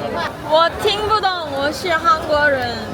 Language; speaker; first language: Chinese; non-native, learner; Korean